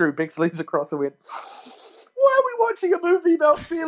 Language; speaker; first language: English; native; English